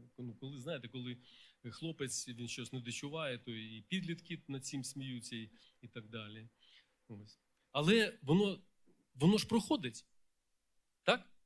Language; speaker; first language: Ukrainian; non-native, local second language; Russian